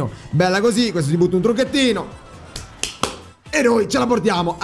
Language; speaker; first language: Italian; native; Italian